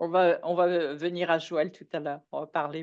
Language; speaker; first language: French; native; French